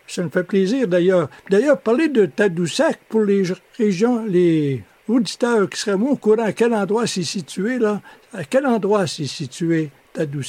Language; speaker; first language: French; native; French